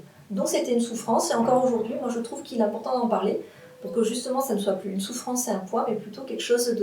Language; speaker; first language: French; native; French